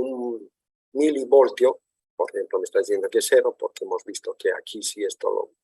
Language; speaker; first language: Spanish; native; Spanish